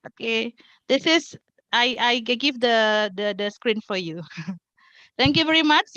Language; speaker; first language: English; non-native, fluent; Indonesian